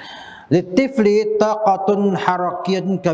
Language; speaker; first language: Arabic; non-native, fluent; Indonesian